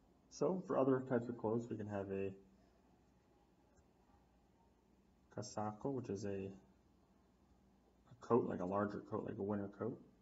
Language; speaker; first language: English; native; English